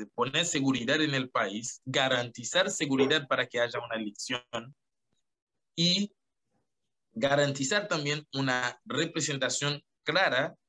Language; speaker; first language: Spanish; non-native, fluent; Haitian Creole